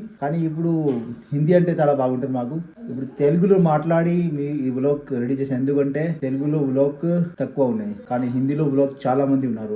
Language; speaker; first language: Telugu; non-native, learner; Hindi